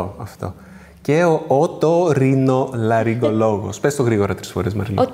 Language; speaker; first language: Greek; native; Greek